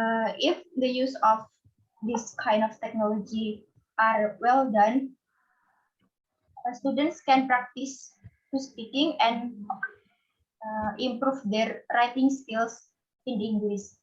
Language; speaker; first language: English; non-native, fluent; Indonesian